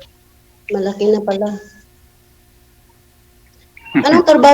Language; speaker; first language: Filipino; non-native, local second language; Cebuano